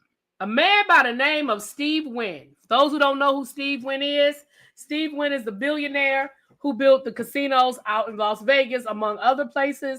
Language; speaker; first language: English; native; English